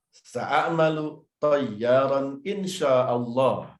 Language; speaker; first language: Arabic; non-native, fluent; Indonesian